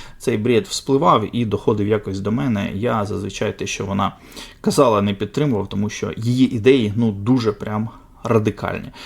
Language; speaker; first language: Ukrainian; non-native, local second language; Russian